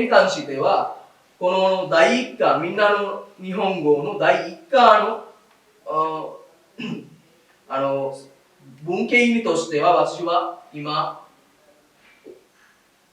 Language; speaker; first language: Japanese; non-native, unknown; Sinhala